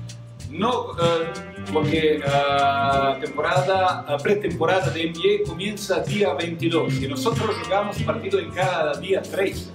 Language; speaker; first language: Spanish; non-native, fluent; Croatian